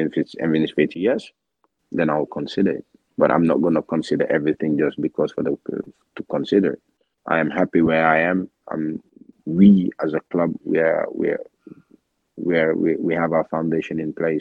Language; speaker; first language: English; non-native, local second language; Wolof